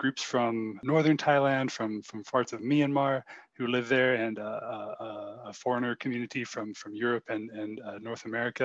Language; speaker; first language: English; native; English